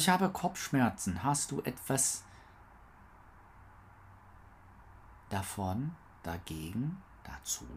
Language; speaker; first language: German; non-native, learner; English